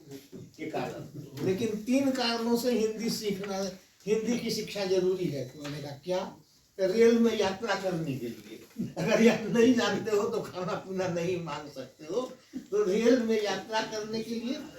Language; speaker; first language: Hindi; native; Hindi